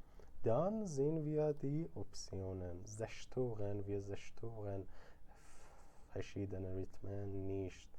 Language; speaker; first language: German; non-native, fluent; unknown